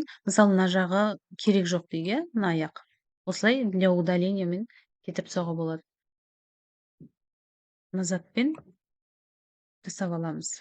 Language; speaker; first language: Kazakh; native; Kazakh